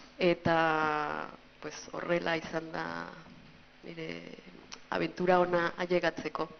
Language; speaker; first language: Basque; non-native, fluent; Spanish